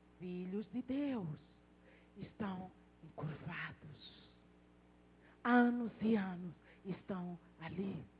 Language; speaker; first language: Portuguese; non-native, local second language; Tsonga